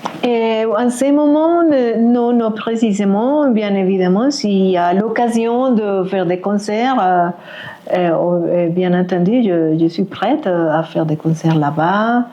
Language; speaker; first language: French; non-native, fluent; Spanish